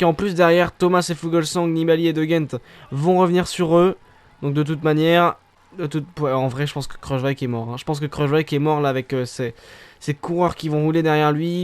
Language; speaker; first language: French; native; French